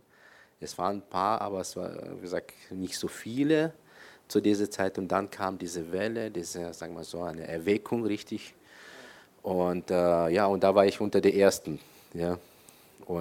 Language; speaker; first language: German; non-native, fluent; Kyrgyz